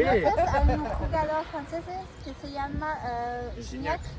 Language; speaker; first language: Spanish; non-native, fluent; French